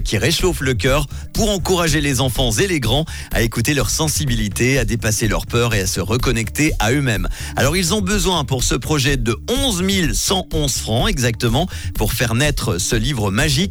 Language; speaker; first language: French; native; French